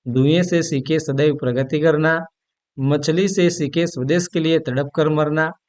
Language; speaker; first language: Hindi; non-native, local second language; Gujarati